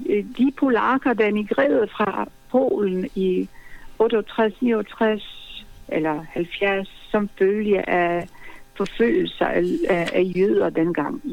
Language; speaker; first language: Danish; non-native, fluent; Polish